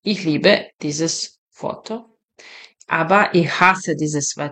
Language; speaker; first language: German; non-native, fluent; Serbian